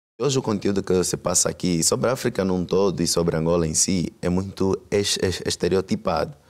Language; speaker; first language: Portuguese; native; Portuguese